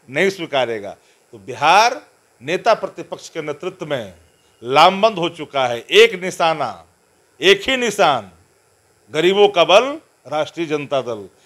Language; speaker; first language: Hindi; native; Hindi